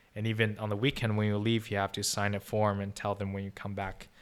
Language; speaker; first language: English; non-native, fluent; Chinese